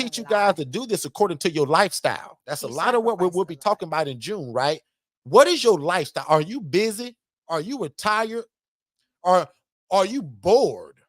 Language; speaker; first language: English; native; English